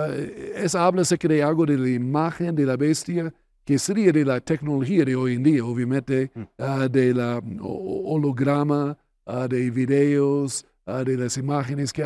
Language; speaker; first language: Spanish; non-native, fluent; English